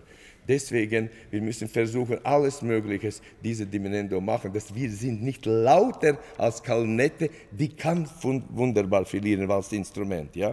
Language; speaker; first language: German; non-native, fluent; Latvian